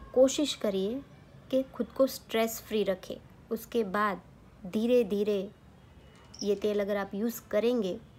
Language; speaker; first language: Hindi; non-native, local second language; Gujarati